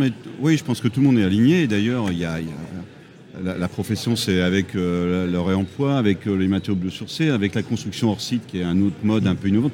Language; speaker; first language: French; native; French